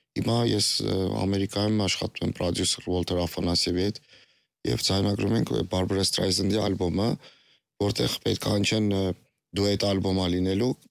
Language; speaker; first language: Armenian; native; Armenian